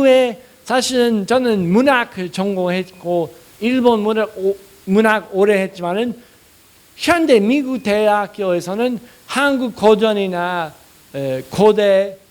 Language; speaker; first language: Korean; non-native, fluent; English